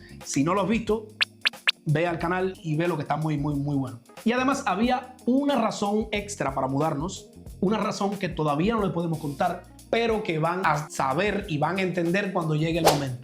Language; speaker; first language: Spanish; native; Spanish